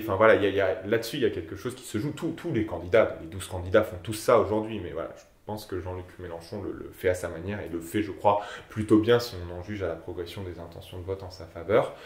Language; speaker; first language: French; native; French